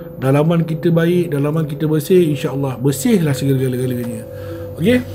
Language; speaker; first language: Malay; native; Malay